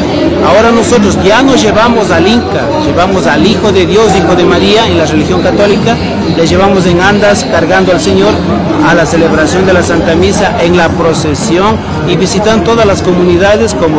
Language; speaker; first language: Spanish; native; Spanish